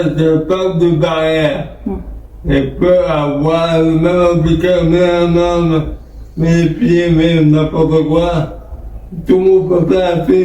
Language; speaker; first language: French; non-native, learner; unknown